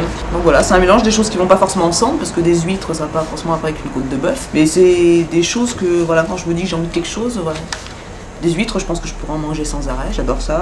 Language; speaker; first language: French; native; French